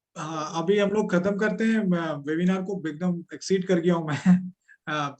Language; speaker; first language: Hindi; non-native, local second language; Bangla